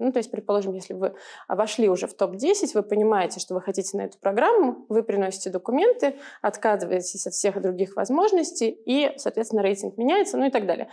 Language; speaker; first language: Russian; native; Russian